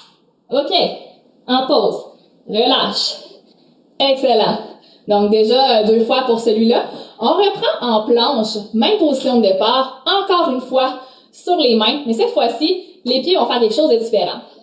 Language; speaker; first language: French; native; French